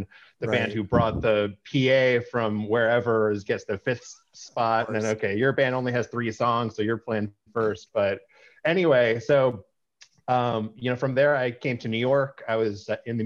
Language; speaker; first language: English; native; English